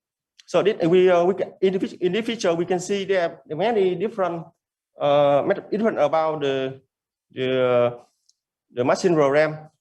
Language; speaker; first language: English; non-native, learner; Vietnamese